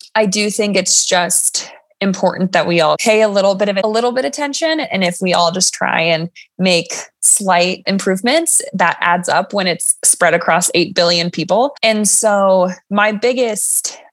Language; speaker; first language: English; native; English